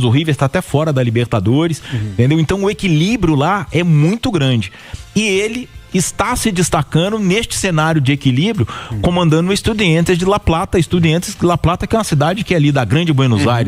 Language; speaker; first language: Portuguese; native; Portuguese